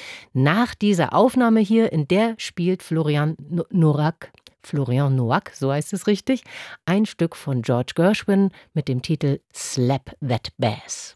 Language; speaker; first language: German; native; German